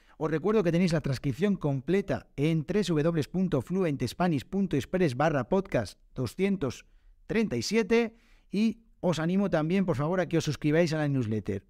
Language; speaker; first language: Spanish; native; Spanish